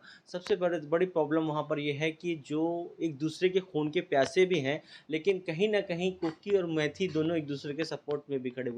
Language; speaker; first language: Hindi; native; Hindi